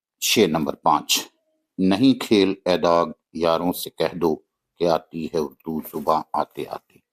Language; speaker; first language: Urdu; native; Urdu